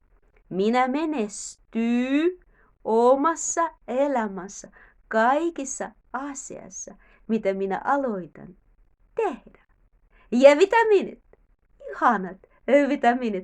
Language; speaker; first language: Finnish; non-native, learner; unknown